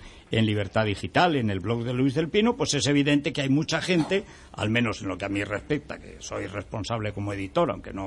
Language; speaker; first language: Spanish; native; Spanish